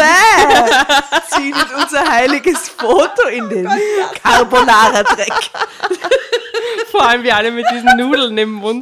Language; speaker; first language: German; native; German